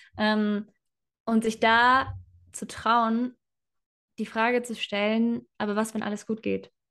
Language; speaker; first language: German; native; German